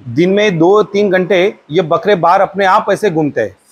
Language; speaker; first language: Hindi; non-native, local second language; Gujarati